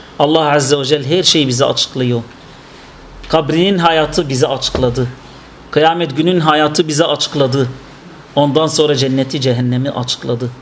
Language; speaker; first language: Turkish; non-native, fluent; Arabic